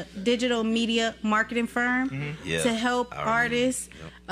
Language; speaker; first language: English; native; English